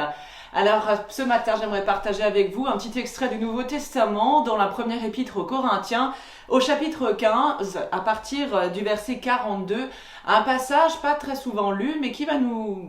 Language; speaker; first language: French; native; French